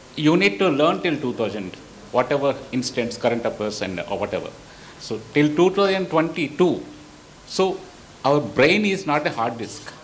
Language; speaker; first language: English; non-native, local second language; Telugu